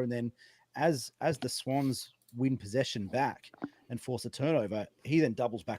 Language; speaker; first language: English; native; English